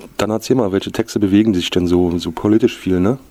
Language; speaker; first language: German; native; German